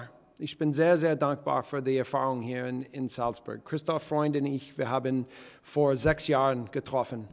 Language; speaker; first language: German; non-native, fluent; English